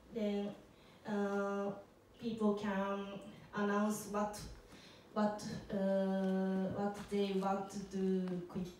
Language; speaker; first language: English; non-native, learner; Japanese